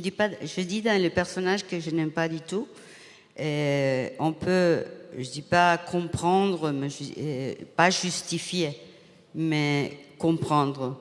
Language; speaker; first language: French; non-native, fluent; Spanish